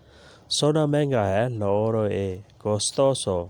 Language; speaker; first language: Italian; non-native, learner; Urdu